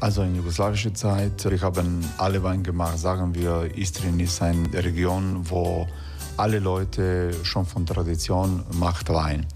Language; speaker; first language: German; non-native, fluent; Croatian